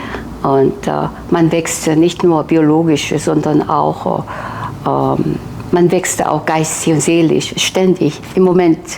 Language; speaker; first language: German; non-native, fluent; Korean